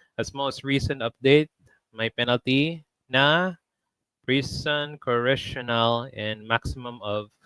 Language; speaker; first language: English; non-native, local second language; Filipino